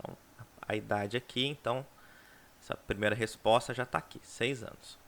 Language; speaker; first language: Portuguese; native; Portuguese